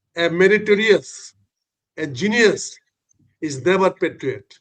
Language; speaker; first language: English; non-native, local second language; Bangla